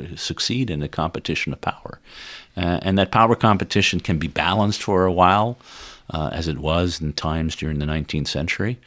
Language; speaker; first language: English; non-native, fluent; Dutch